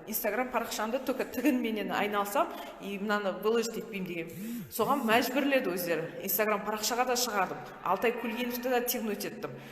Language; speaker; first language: Kazakh; native; Kazakh